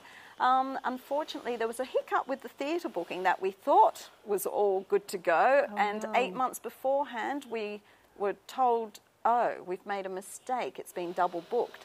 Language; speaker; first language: English; native; English